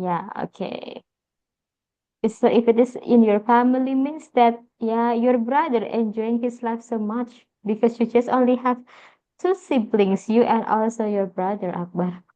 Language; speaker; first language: English; non-native, fluent; Indonesian